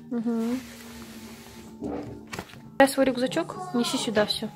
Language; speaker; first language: Russian; native; Russian